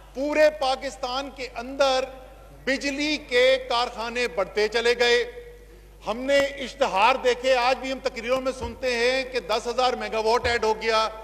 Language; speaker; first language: Urdu; native; Urdu